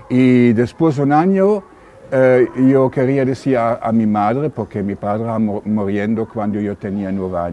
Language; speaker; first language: Spanish; non-native, learner; German